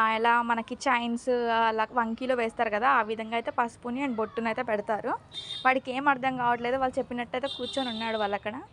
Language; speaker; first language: Telugu; non-native, local second language; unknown